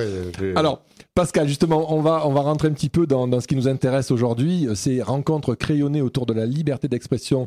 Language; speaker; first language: French; native; French